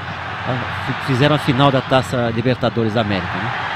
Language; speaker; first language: Portuguese; native; Portuguese